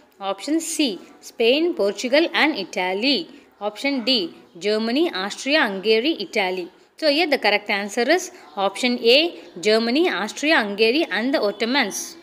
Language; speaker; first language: English; non-native, local second language; Tamil